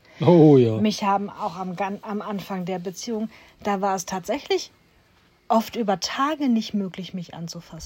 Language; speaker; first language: German; native; German